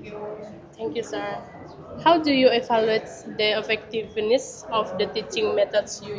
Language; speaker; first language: English; non-native, learner; Indonesian